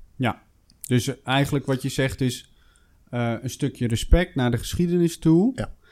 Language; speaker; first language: Dutch; native; Dutch